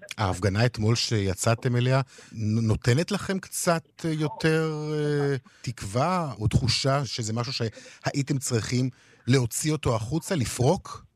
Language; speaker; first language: Hebrew; native; Hebrew